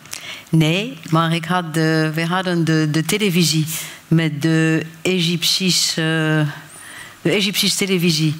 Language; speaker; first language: Dutch; non-native, fluent; French